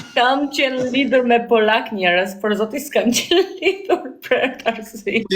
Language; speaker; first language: Albanian; early bilingual, heritage; Albanian